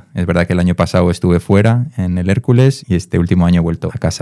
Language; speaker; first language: Spanish; native; Spanish